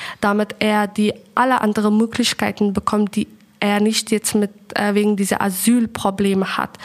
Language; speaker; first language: German; non-native, fluent; Persian